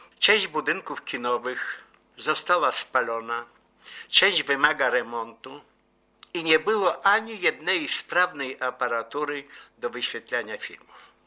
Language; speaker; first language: Polish; native; Polish